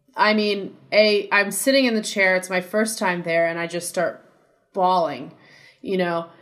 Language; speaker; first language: English; native; English